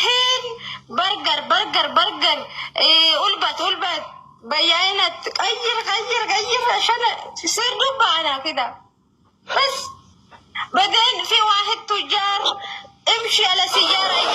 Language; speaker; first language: Arabic; non-native, learner; Oromo